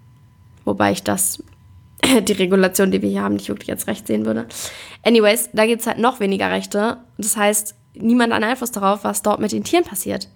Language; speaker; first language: German; native; German